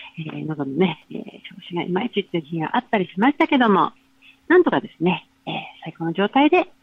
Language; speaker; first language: Japanese; native; Japanese